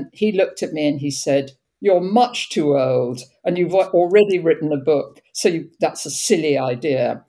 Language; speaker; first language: English; native; English